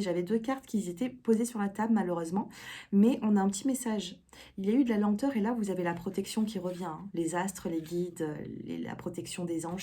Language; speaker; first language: French; native; French